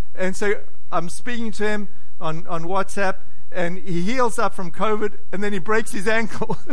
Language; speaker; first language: English; native; English